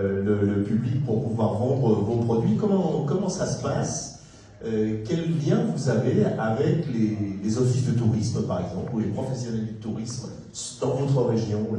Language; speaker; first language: French; native; French